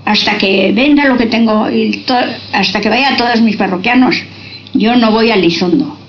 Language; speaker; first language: Spanish; non-native, local second language; Basque